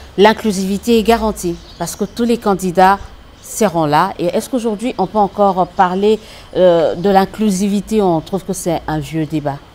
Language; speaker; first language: French; non-native, local second language; Lingala